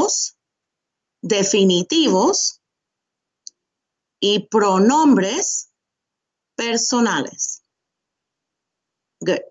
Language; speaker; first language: Spanish; non-native, fluent; English